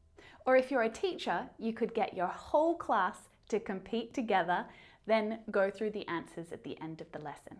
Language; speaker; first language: English; native; English